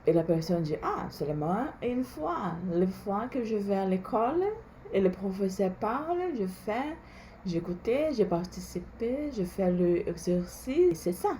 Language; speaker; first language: French; non-native, learner; Portuguese